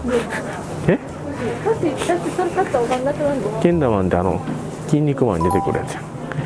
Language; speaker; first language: Japanese; native; Japanese